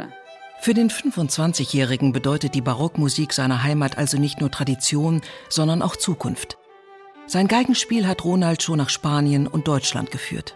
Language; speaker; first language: German; native; German